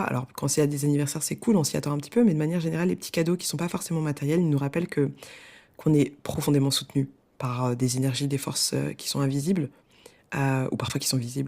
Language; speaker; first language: French; native; French